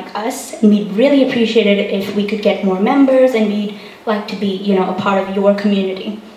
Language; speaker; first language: English; non-native, local second language; Hindi